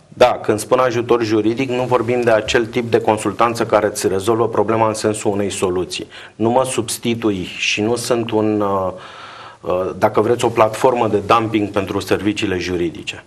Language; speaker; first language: Romanian; native; Romanian